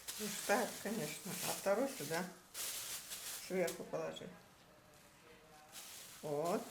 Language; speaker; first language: Russian; non-native, local second language; Azerbaijani